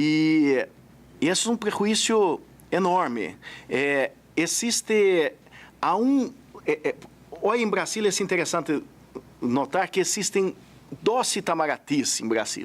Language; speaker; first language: Spanish; non-native, fluent; Portuguese